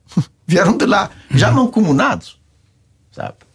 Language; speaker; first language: Portuguese; non-native, local second language; Kabuverdianu